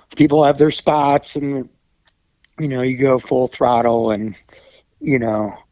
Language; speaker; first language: English; native; English